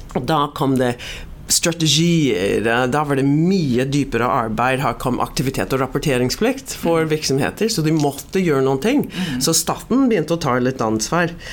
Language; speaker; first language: Norwegian; non-native, fluent; English